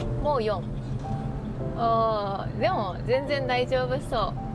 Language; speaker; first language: Japanese; native; Japanese